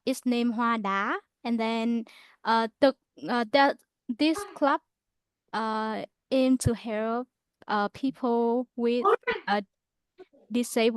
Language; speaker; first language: English; non-native, learner; Vietnamese